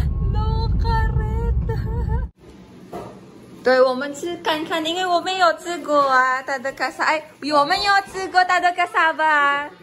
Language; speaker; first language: Chinese; non-native, learner; Filipino